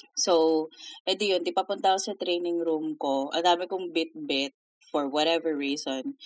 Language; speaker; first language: Filipino; native; Filipino